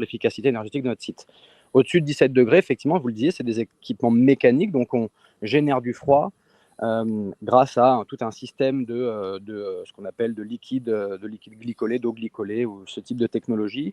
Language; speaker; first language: French; native; French